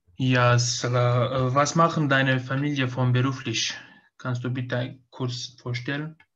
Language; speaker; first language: German; non-native, learner; Turkish